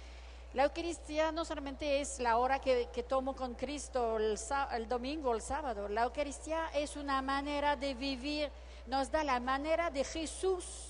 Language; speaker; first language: Spanish; non-native, fluent; French